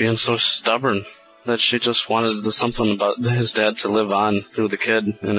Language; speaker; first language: English; non-native, fluent; German